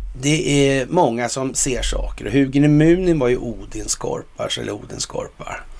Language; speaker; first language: Swedish; native; Swedish